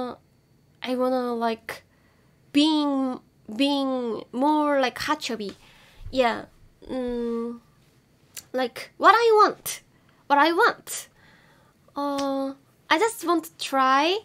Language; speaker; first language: English; non-native, learner; Korean